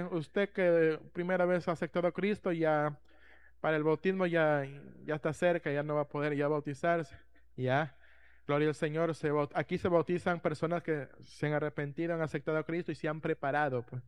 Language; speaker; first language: Spanish; native; Spanish